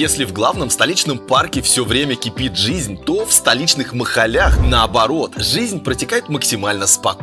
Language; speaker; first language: Russian; native; Russian